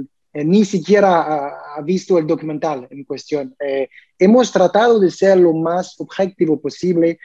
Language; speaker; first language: Spanish; non-native, learner; French